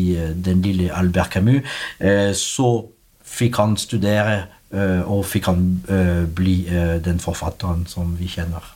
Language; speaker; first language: Norwegian; non-native, fluent; French